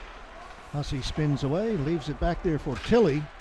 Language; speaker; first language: English; native; English